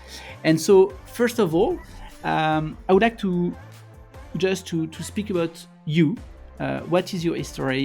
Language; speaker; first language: English; non-native, fluent; French